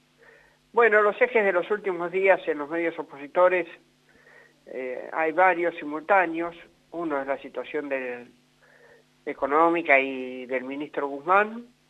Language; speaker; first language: Spanish; native; Spanish